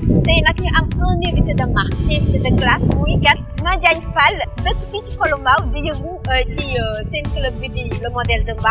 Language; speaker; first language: French; non-native, local second language; Wolof